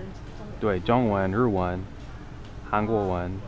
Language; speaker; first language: Chinese; non-native, fluent; English